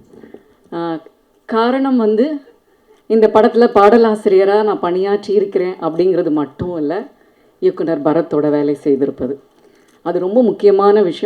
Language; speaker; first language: Tamil; native; Tamil